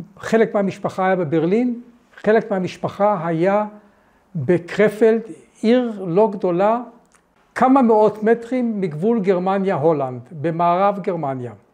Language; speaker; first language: Hebrew; early bilingual, other home language; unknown